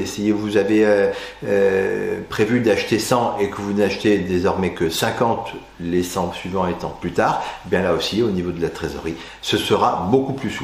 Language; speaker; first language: French; native; French